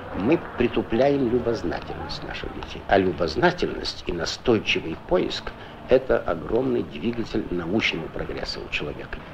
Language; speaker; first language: Russian; native; Russian